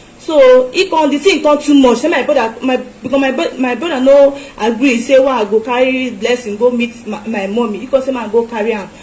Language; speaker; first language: Nigerian Pidgin; non-native, local second language; Igbo